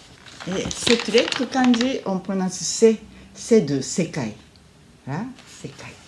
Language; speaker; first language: French; non-native, learner; Japanese